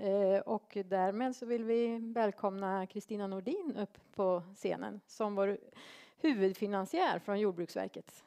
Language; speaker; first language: Swedish; native; Swedish